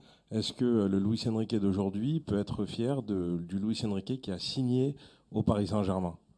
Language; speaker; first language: French; native; French